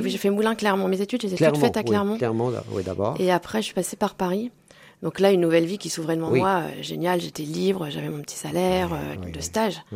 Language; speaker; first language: French; native; French